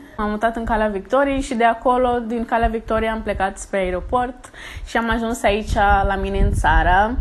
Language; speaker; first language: Romanian; non-native, fluent; Portuguese